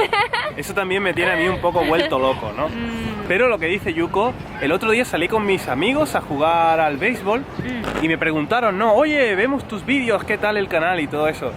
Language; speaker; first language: Spanish; native; Spanish